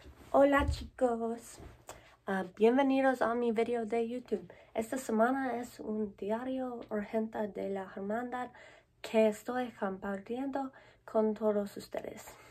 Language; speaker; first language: Spanish; non-native, learner; English